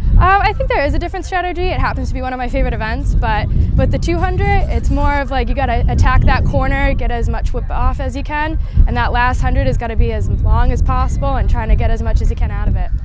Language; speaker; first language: English; native; English